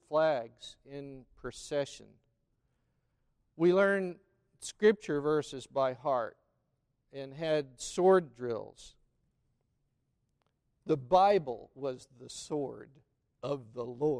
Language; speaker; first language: English; native; English